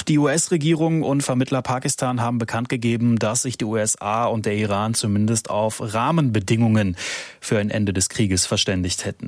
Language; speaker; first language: German; native; German